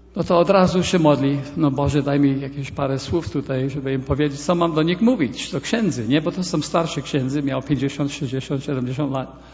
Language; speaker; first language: Polish; early bilingual, heritage; Polish